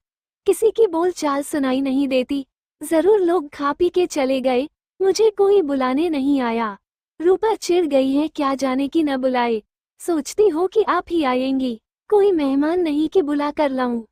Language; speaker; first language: Hindi; native; Hindi